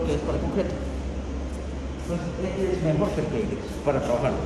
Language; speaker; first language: Spanish; native; Spanish